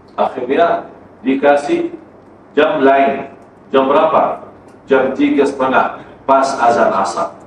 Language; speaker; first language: Malay; non-native, fluent; Arabic